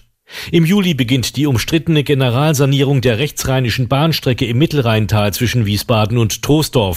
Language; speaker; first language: German; native; German